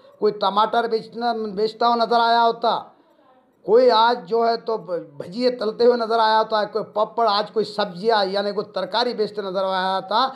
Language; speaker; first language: Hindi; non-native, local second language; Urdu